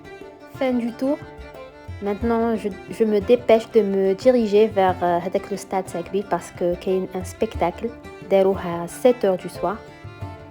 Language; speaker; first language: French; non-native, local second language; Arabic